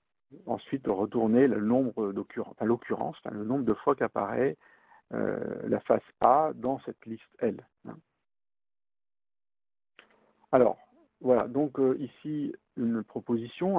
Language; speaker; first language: French; native; French